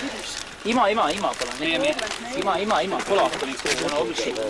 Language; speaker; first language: Bosnian; native; Bosnian